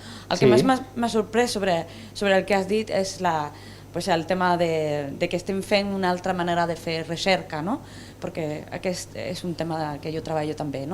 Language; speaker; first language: Catalan; non-native, local second language; Spanish